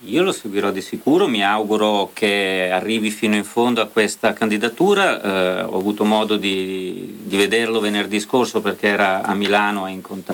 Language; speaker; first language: Italian; native; Italian